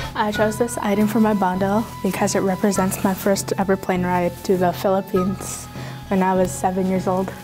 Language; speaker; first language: English; native; English